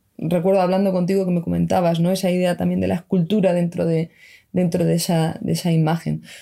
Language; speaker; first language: Spanish; native; Spanish